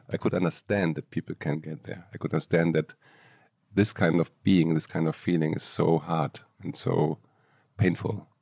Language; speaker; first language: English; non-native, fluent; German